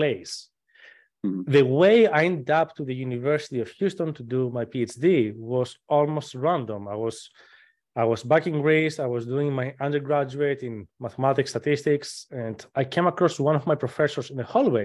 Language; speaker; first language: English; non-native, fluent; Greek